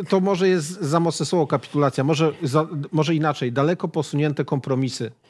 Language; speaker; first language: Polish; native; Polish